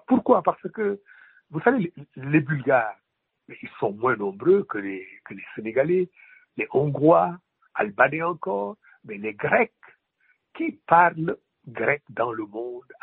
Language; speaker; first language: French; non-native, local second language; Wolof